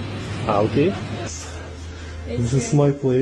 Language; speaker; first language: English; non-native, learner; Russian